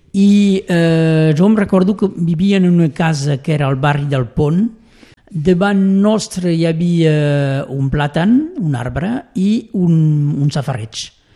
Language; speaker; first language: Catalan; non-native, local second language; French